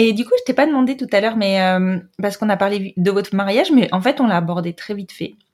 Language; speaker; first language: French; native; French